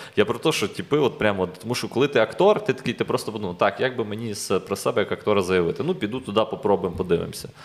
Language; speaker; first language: Ukrainian; native; Ukrainian